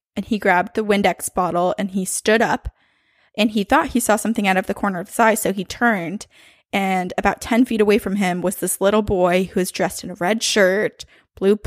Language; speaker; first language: English; native; English